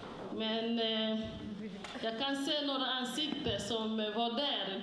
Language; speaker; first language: Swedish; non-native, fluent; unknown